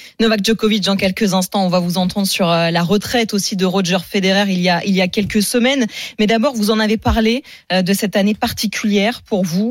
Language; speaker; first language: French; native; French